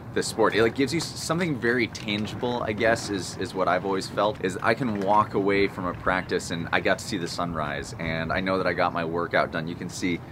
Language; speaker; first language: English; native; English